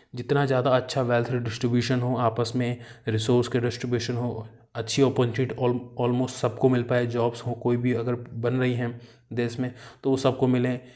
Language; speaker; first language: Hindi; native; Hindi